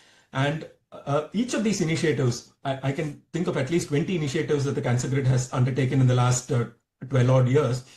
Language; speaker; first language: English; non-native, local second language; Tamil